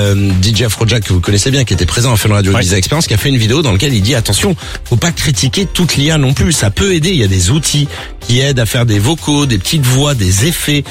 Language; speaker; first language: French; native; French